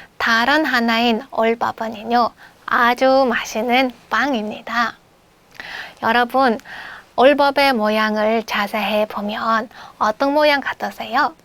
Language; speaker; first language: Korean; non-native, fluent; Mongolian